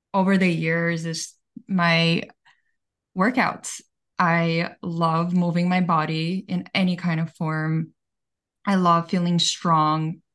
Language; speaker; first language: English; early bilingual, other home language; Bulgarian